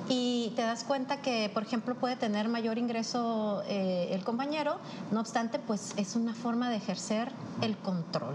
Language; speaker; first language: Spanish; native; Spanish